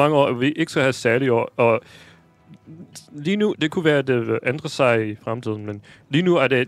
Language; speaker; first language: Danish; non-native, fluent; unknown